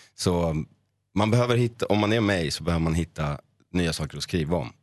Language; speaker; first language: Swedish; native; Swedish